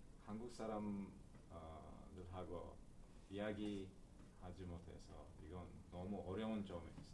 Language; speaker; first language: Korean; non-native, learner; Uzbek